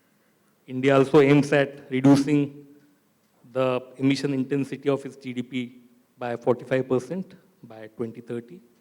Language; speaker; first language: English; non-native, local second language; Marathi